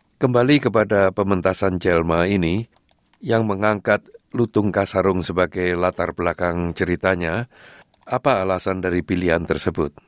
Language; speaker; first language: Indonesian; native; Indonesian